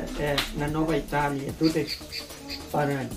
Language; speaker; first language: Polish; early bilingual, heritage; Polish